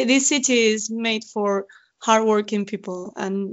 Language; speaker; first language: English; non-native, fluent; Spanish